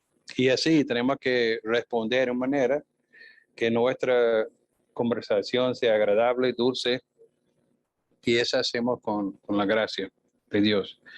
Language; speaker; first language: Spanish; non-native, fluent; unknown